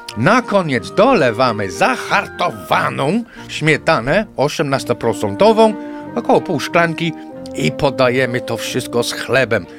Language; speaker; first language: Polish; non-native, fluent; English